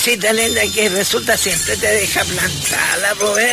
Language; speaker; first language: Spanish; native; Spanish